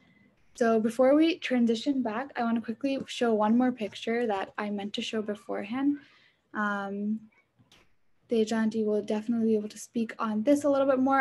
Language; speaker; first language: English; early bilingual, other home language; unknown